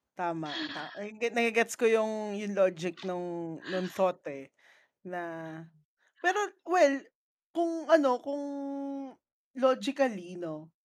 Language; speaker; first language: Filipino; native; Filipino